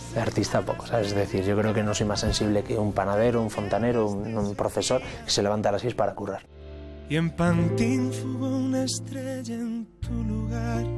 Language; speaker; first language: Spanish; native; Spanish